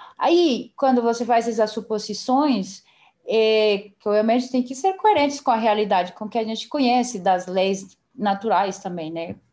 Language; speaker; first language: Portuguese; non-native, fluent; Spanish